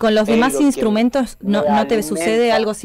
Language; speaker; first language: Spanish; native; Spanish